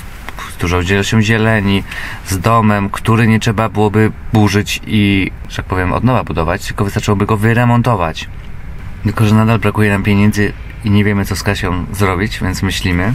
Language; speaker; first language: Polish; native; Polish